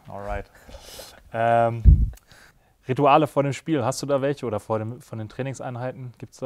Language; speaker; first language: German; native; German